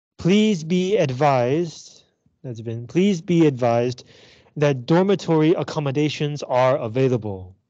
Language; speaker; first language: English; non-native, fluent; Chinese